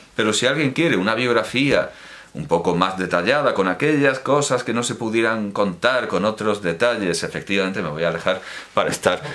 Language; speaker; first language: Spanish; native; Spanish